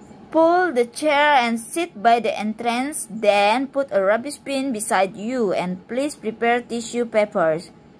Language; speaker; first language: English; non-native, learner; Indonesian